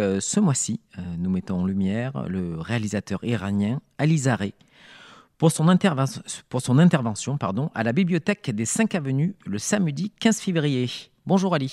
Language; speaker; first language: French; native; French